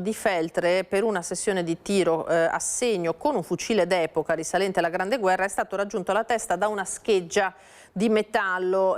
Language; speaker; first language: Italian; native; Italian